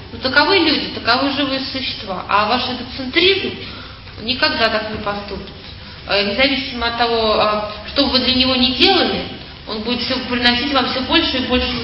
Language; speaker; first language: Russian; native; Russian